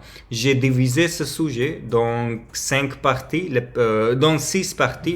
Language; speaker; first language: French; non-native, learner; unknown